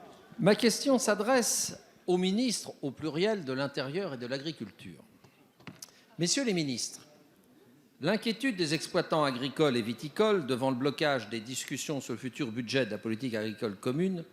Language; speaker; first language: French; native; French